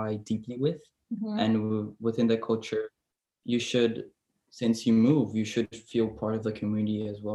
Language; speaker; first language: English; non-native, fluent; Portuguese